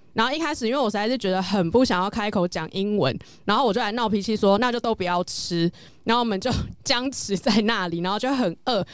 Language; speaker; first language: Chinese; native; Chinese